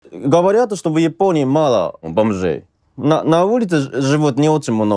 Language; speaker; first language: Russian; non-native, fluent; Japanese